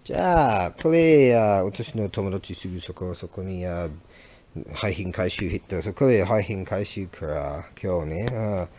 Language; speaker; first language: Japanese; non-native, learner; English